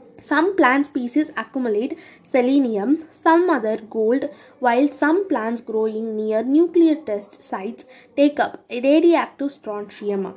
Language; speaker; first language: English; non-native, local second language; Tamil